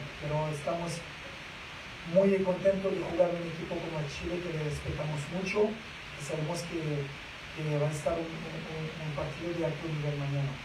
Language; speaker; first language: Spanish; non-native, fluent; French